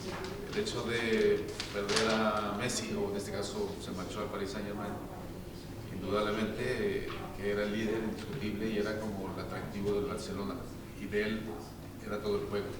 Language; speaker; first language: Spanish; native; Spanish